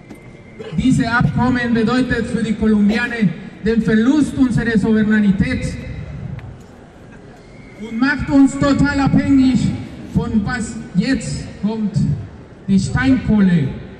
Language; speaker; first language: German; non-native, fluent; Spanish